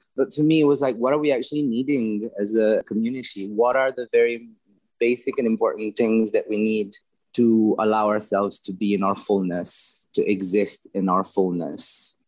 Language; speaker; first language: English; non-native, fluent; Romanian